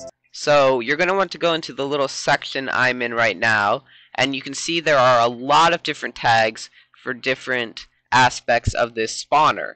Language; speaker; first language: English; native; English